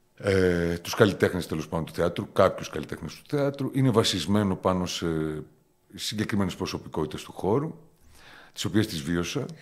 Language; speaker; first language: Greek; native; Greek